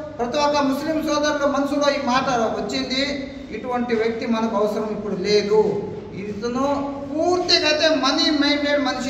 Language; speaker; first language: Telugu; non-native, local second language; Urdu